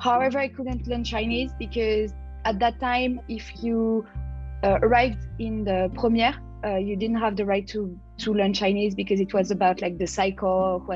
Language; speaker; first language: English; non-native, fluent; French